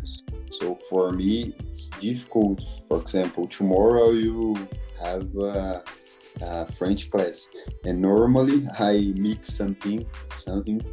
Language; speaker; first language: English; non-native, learner; Portuguese